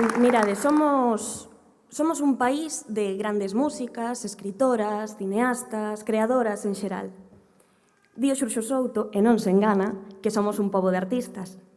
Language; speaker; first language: Galician; native; Galician